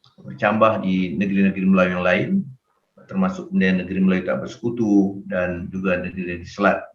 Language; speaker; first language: Malay; native; Malay